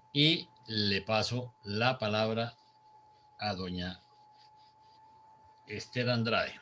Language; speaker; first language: Spanish; native; Spanish